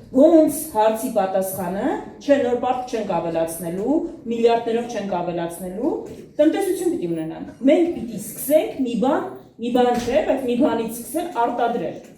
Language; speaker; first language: Armenian; native; Armenian